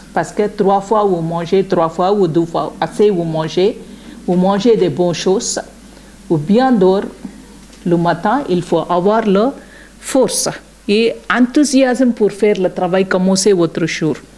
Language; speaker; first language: French; non-native, learner; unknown